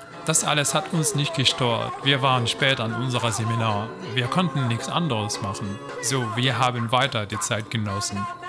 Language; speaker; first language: German; non-native, learner; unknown